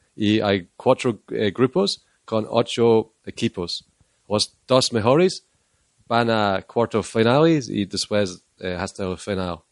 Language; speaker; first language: Spanish; non-native, learner; English